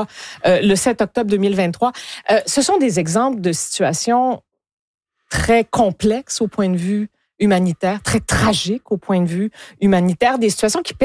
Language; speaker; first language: French; native; French